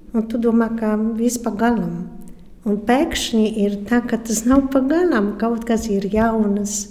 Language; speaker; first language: Latvian; non-native, fluent; Polish